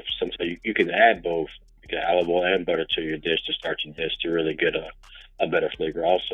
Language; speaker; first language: English; native; English